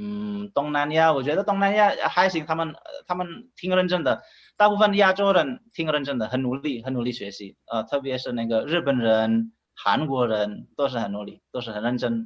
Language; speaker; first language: Chinese; non-native, fluent; Indonesian